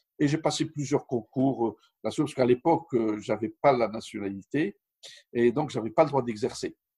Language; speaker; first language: French; non-native, local second language; Arabic